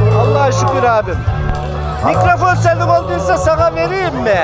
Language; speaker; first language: Turkish; native; Turkish